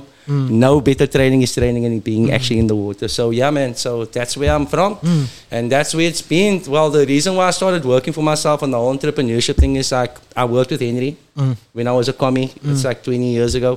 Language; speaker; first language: English; native; English